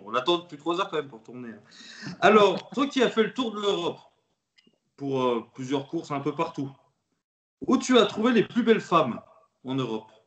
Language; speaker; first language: French; native; French